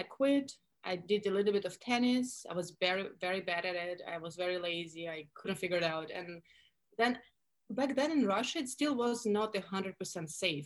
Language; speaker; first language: English; non-native, fluent; Russian